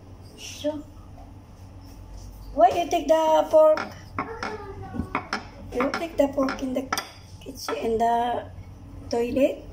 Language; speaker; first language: English; non-native, learner; Filipino